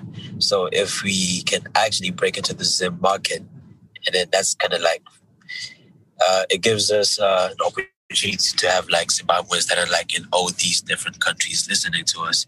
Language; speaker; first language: English; non-native, local second language; Shona